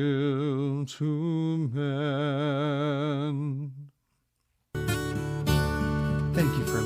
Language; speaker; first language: English; native; English